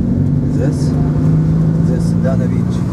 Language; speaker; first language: English; non-native, learner; Arabic